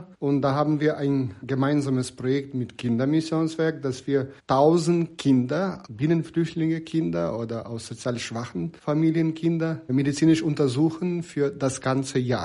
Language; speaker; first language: German; non-native, fluent; Ukrainian